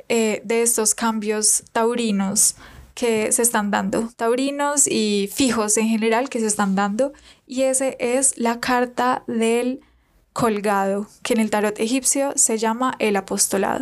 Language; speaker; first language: Spanish; native; Spanish